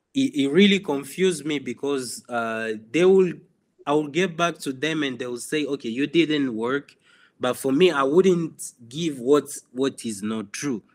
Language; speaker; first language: English; non-native, fluent; Swahili